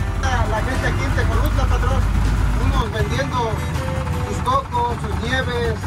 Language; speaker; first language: Spanish; native; Spanish